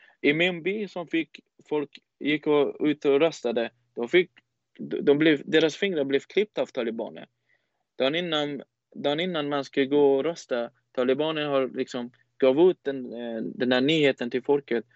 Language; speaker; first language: Swedish; non-native, fluent; Persian